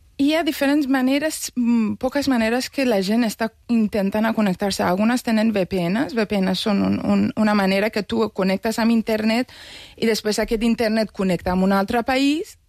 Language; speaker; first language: Catalan; non-native, fluent; Persian